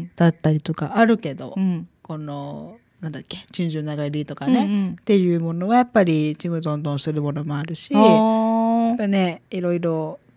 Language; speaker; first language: Japanese; native; Japanese